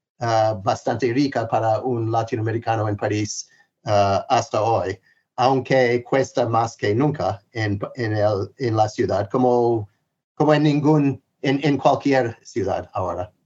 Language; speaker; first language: Spanish; non-native, fluent; English